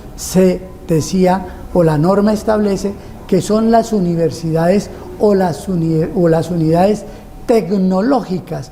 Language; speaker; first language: Spanish; native; Spanish